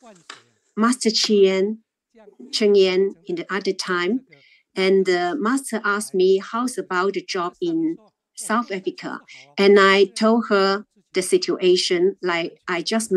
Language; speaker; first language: English; non-native, learner; Chinese